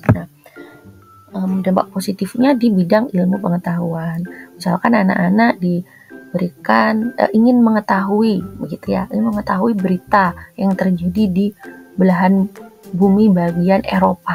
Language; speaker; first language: Indonesian; native; Indonesian